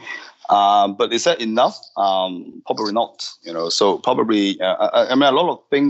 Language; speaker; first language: English; non-native, local second language; Cantonese